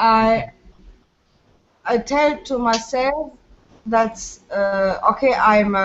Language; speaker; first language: English; non-native, learner; French